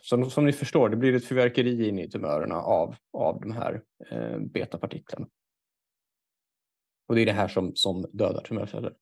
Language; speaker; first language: Swedish; native; Swedish